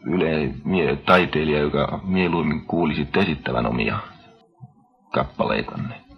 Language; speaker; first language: Finnish; native; Finnish